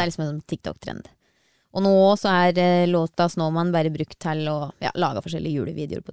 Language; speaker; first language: Norwegian; native; Norwegian